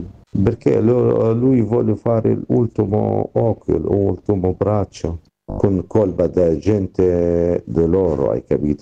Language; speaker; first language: Italian; non-native, learner; Arabic